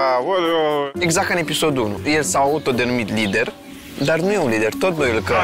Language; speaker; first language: Romanian; native; Romanian